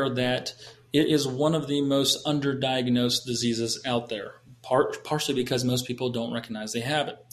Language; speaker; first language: English; native; English